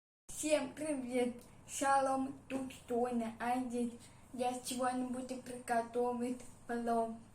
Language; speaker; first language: Russian; early bilingual, other home language; Tajik